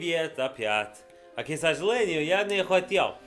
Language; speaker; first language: Russian; non-native, learner; English